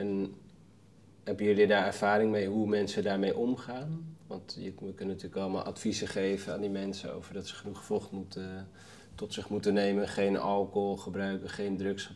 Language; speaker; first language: Dutch; native; Dutch